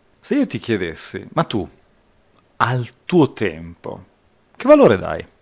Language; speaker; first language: Italian; native; Italian